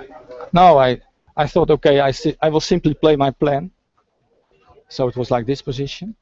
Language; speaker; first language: English; non-native, fluent; Dutch